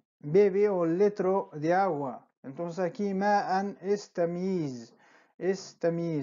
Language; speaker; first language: Spanish; non-native, fluent; Arabic